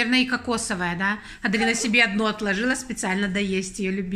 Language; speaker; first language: Russian; native; Russian